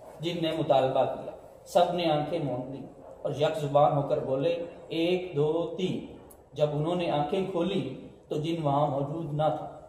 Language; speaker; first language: Urdu; non-native, local second language; Punjabi